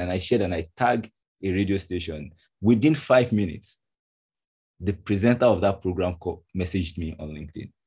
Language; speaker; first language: English; non-native, local second language; Yoruba